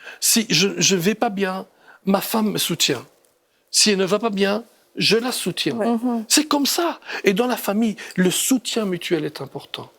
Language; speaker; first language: French; native; French